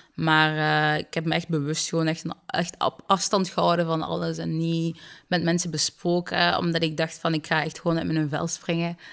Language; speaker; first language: Dutch; early bilingual, other home language; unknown